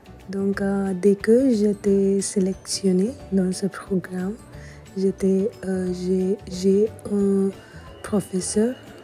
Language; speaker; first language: French; non-native, learner; Hindi